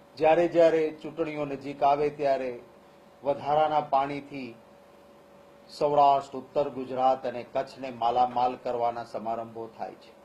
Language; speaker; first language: Gujarati; non-native, local second language; Kachhi